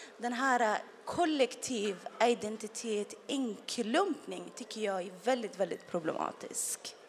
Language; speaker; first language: Swedish; non-native, fluent; Arabic